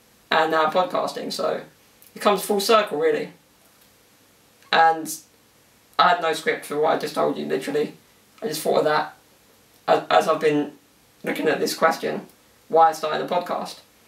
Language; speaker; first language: English; early bilingual, other home language; Italian